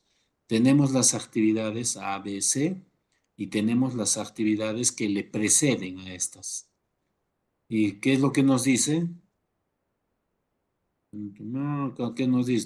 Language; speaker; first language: Spanish; native; Spanish